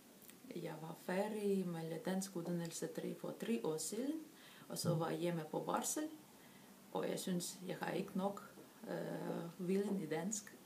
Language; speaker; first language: Danish; non-native, learner; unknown